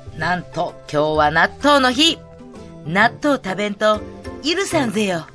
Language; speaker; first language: Japanese; native; Japanese